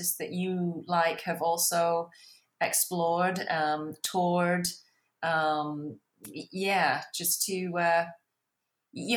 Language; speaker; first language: English; native; English